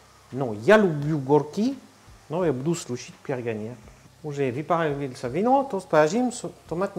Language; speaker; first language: Russian; non-native, learner; French